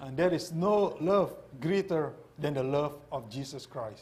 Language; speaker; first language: English; non-native, fluent; Indonesian